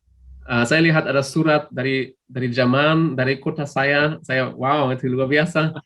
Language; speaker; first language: Indonesian; non-native, fluent; German